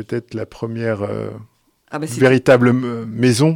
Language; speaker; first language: French; native; French